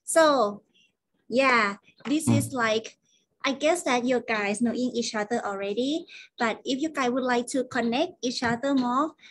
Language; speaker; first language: English; non-native, fluent; Thai